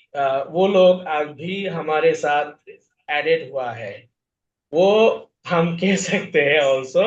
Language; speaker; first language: Hindi; non-native, fluent; Bangla